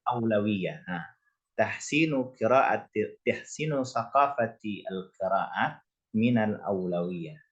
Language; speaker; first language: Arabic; non-native, fluent; Indonesian